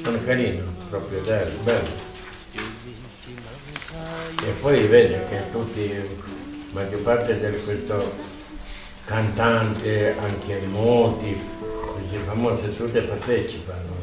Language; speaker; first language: Italian; non-native, fluent; Tibetan